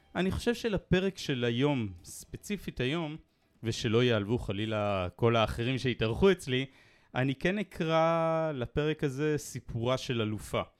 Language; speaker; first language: Hebrew; native; Hebrew